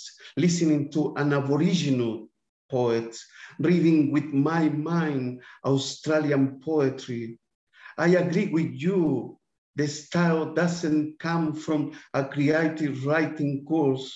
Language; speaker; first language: English; non-native, fluent; Spanish